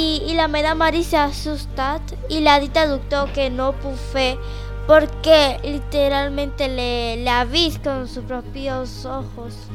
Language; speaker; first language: Spanish; non-native, local second language; Catalan